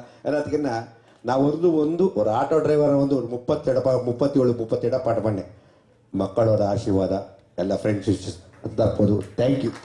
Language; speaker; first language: Tamil; non-native, learner; Kannada